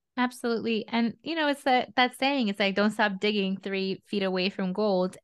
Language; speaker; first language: English; early bilingual, other home language; Russian